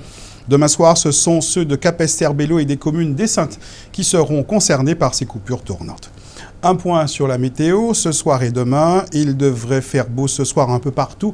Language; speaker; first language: French; native; French